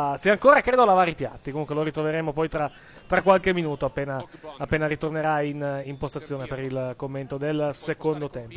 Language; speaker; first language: Italian; native; Italian